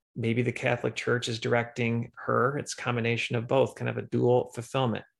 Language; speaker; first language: English; native; English